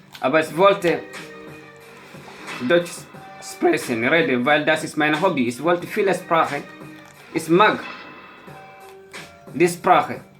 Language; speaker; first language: German; non-native, learner; Fula